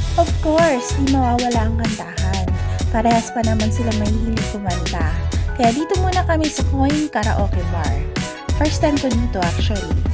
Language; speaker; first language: Filipino; native; Filipino